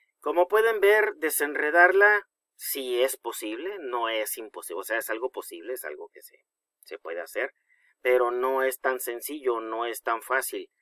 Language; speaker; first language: Spanish; native; Spanish